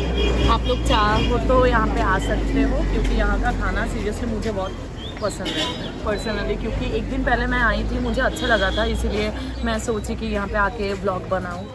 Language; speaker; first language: Hindi; non-native, local second language; Bangla